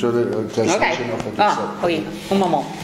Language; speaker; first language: French; non-native, learner; English